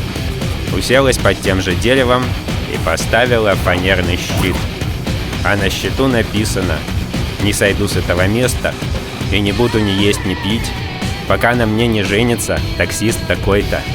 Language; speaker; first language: Russian; native; Russian